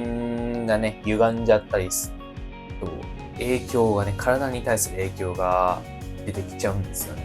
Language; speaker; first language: Japanese; native; Japanese